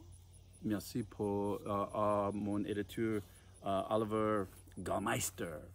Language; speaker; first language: French; non-native, learner; English